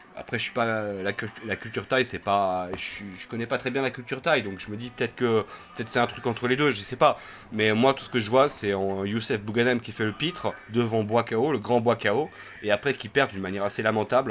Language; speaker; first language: French; native; French